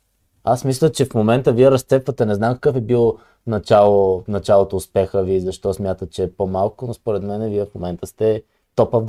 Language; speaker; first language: Bulgarian; native; Bulgarian